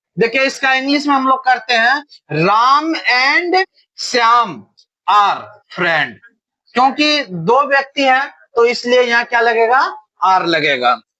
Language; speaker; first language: Hindi; native; Hindi